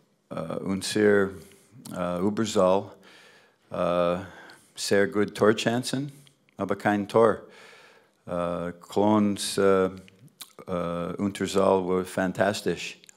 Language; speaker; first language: German; non-native, learner; English